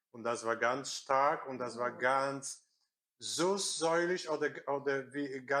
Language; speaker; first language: German; non-native, learner; Korean